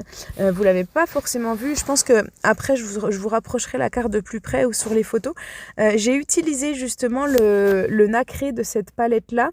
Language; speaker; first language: French; native; French